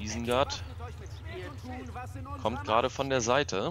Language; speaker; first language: German; native; German